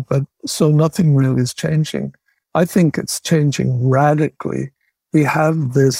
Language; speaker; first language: English; native; English